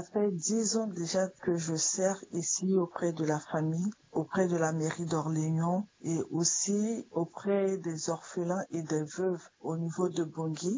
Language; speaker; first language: French; non-native, local second language; Sango